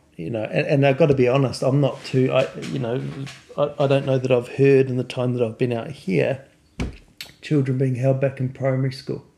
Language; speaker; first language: English; native; English